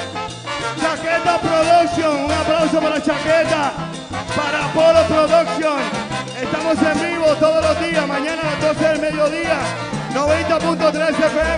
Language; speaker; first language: Spanish; native; Spanish